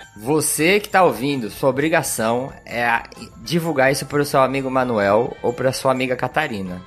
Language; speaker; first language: Portuguese; native; Portuguese